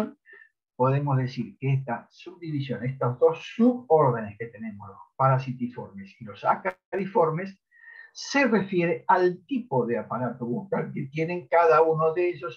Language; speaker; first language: Spanish; native; Spanish